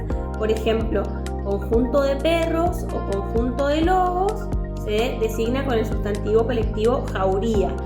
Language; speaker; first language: Spanish; native; Spanish